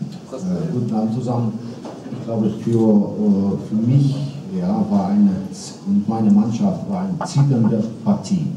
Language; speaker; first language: German; non-native, fluent; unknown